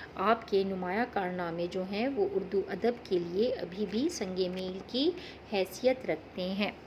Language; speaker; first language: Urdu; non-native, local second language; Pashto